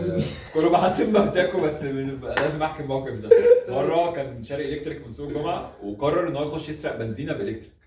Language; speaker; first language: Arabic; native; Arabic